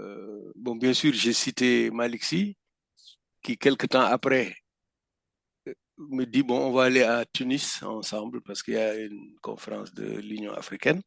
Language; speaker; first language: French; non-native, local second language; Fula